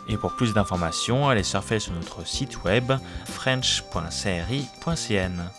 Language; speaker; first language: French; native; French